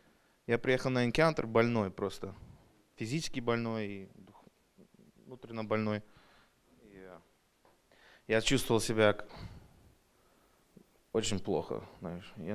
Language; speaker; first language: Russian; early bilingual, heritage; Russian